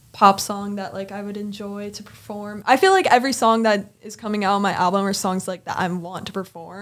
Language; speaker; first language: English; native; English